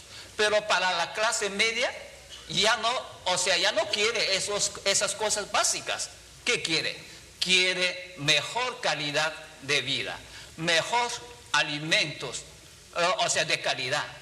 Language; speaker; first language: Spanish; non-native, fluent; Chinese